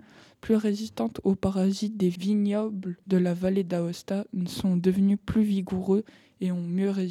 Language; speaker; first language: French; native; French